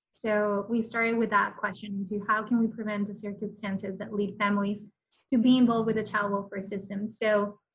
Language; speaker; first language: English; non-native, fluent; Spanish